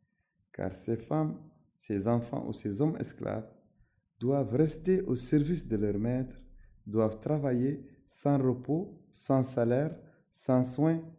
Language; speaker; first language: French; non-native, local second language; Arabic